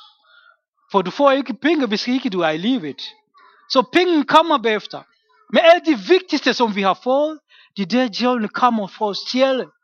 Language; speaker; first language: Danish; non-native, fluent; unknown